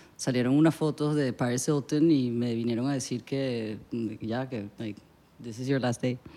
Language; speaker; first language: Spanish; native; Spanish